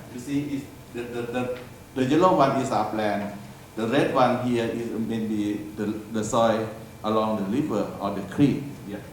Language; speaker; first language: English; non-native, learner; Thai